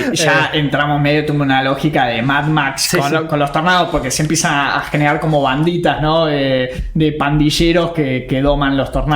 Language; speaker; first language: Spanish; native; Spanish